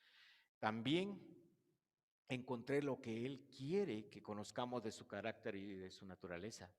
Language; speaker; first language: Spanish; native; Spanish